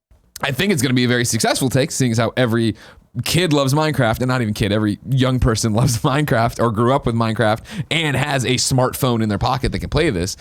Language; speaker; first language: English; native; English